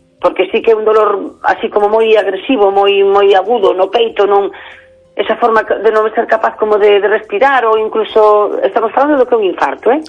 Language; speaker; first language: Galician; native; Galician